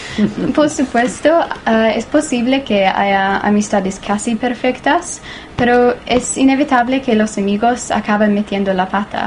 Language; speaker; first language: Spanish; non-native, learner; English